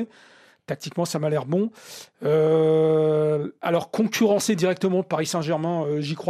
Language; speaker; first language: French; native; French